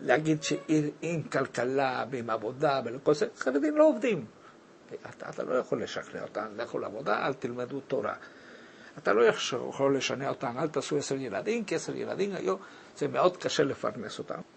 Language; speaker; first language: Hebrew; early bilingual, other home language; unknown